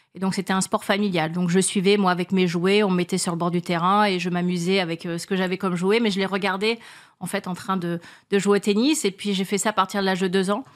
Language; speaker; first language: French; native; French